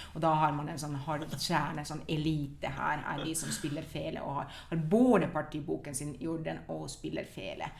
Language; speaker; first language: Norwegian; non-native, fluent; Finnish